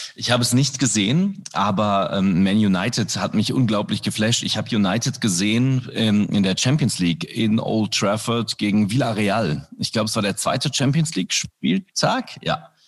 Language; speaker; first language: German; early bilingual, other home language; Indonesian